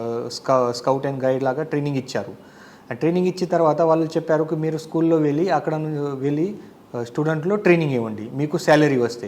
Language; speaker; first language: Telugu; non-native, fluent; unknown